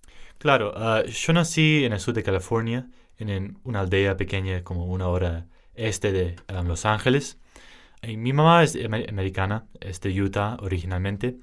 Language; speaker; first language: Spanish; early bilingual, heritage; English